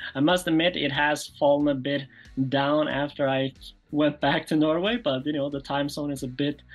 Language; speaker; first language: English; non-native, fluent; Norwegian